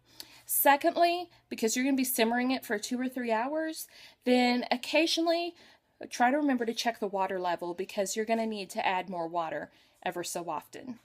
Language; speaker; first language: English; native; English